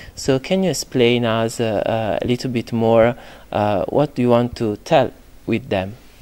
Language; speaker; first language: English; non-native, fluent; Italian